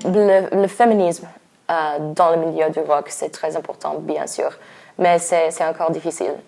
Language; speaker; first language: French; non-native, learner; English